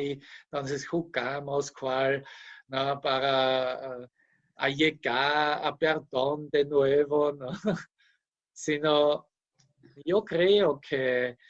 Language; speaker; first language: Spanish; non-native, fluent; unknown